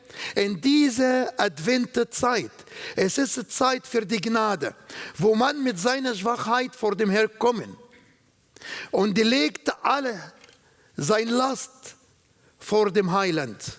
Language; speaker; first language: German; non-native, learner; Arabic